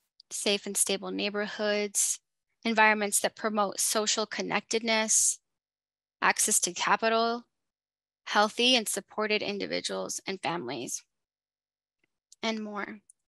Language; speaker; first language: English; native; English